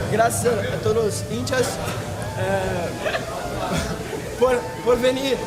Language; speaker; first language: Spanish; non-native, learner; Portuguese